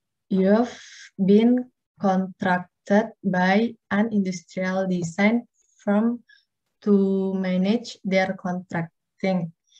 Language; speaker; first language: English; non-native, learner; Indonesian